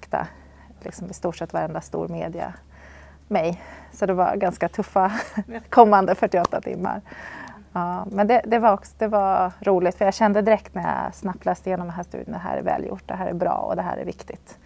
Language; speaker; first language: Swedish; native; Swedish